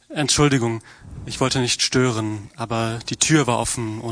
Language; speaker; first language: German; native; German